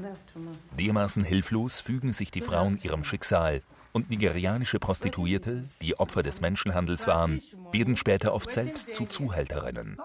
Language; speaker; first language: German; native; German